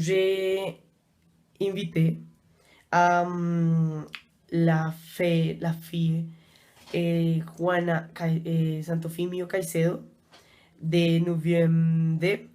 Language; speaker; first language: French; non-native, learner; Spanish